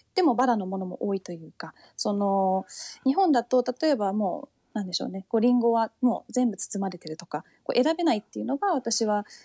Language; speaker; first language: Japanese; early bilingual, heritage; Japanese